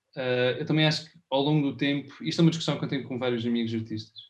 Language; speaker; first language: Portuguese; native; Portuguese